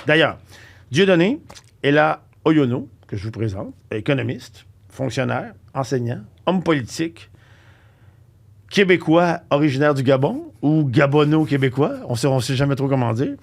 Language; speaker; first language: French; native; French